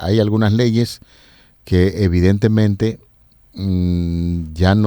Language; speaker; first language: Spanish; native; Spanish